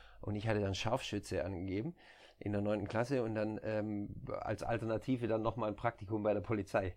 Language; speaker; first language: German; native; German